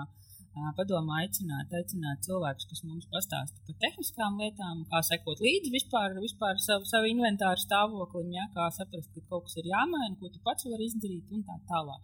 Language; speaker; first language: Latvian; native; Latvian